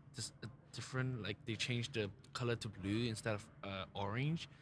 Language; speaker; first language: English; non-native, local second language; Cantonese